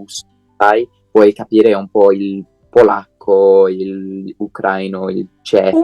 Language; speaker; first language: Italian; non-native, fluent; English